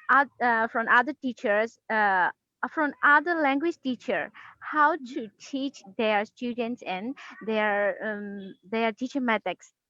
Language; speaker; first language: English; non-native, learner; Burmese